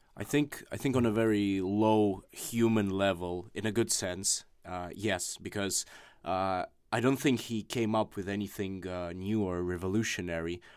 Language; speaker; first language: English; non-native, fluent; Russian